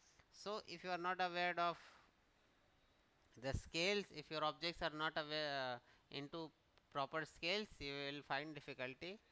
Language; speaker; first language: English; non-native, local second language; Hindi